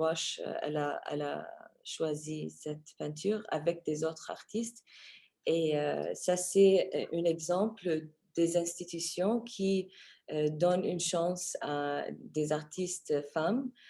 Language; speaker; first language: French; non-native, fluent; Arabic